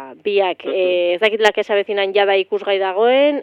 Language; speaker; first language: Basque; native; Basque